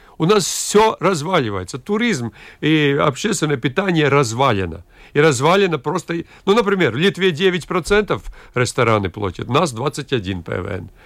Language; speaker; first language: Russian; non-native, local second language; Latvian